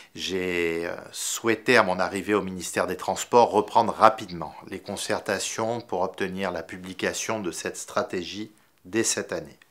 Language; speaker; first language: French; native; French